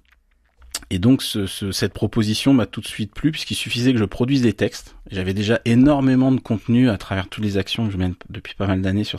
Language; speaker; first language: French; native; French